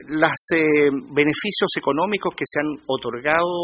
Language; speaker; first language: Spanish; native; Spanish